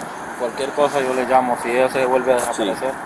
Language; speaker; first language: Spanish; native; Spanish